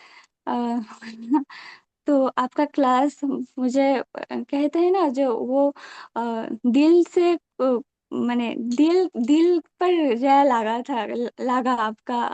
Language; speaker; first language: Hindi; non-native, local second language; Bangla